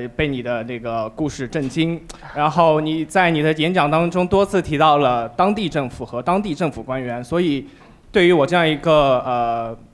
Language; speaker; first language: Chinese; native; Chinese